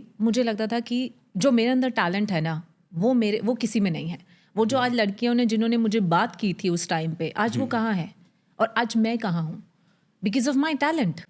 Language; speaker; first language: Hindi; native; Hindi